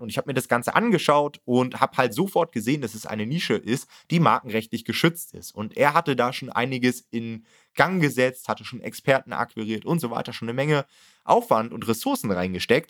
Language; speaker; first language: German; native; German